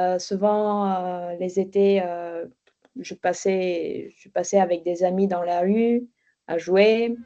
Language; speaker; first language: French; non-native, fluent; Bulgarian